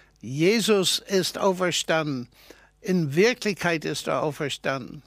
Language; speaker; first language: German; non-native, fluent; English